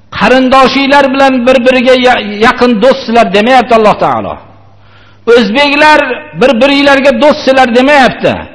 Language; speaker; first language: Uzbek; native; Uzbek